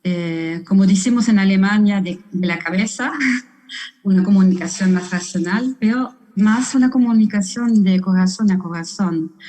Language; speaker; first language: Spanish; non-native, fluent; German